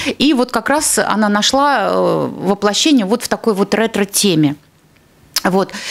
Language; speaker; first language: Russian; native; Russian